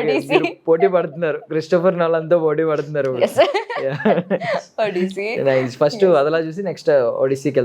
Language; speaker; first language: Telugu; native; Telugu